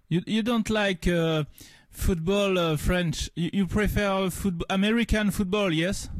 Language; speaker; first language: English; non-native, learner; French